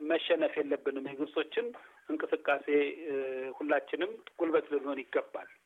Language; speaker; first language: Amharic; native; Amharic